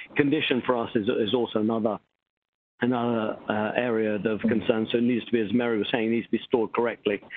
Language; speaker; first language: English; native; English